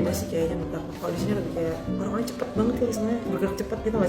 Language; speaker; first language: Indonesian; native; Indonesian